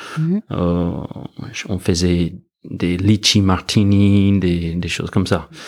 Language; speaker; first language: French; non-native, fluent; English